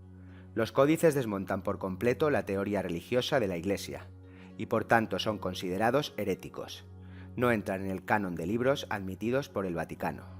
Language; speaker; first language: Spanish; native; Spanish